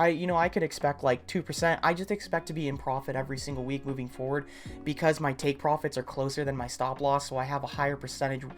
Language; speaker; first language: English; native; English